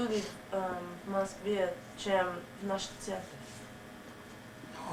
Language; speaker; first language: Russian; non-native, learner; English